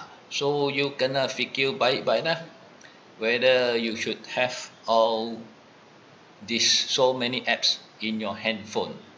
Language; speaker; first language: English; non-native, local second language; Malay